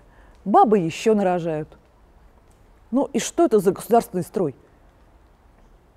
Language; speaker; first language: Russian; native; Russian